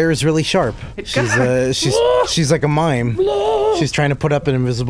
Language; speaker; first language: English; native; English